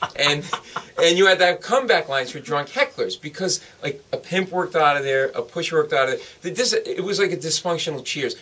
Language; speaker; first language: English; native; English